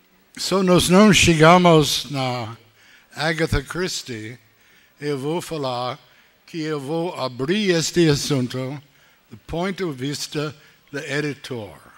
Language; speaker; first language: Portuguese; non-native, learner; English